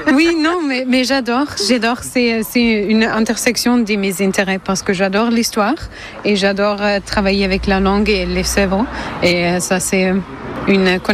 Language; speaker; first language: French; non-native, fluent; German